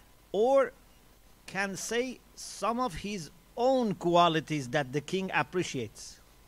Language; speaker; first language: English; non-native, fluent; Persian